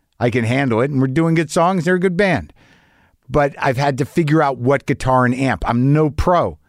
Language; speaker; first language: English; native; English